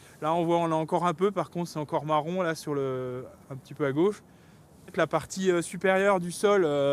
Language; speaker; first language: French; native; French